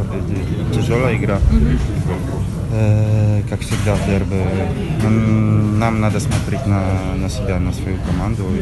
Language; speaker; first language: Russian; non-native, fluent; Polish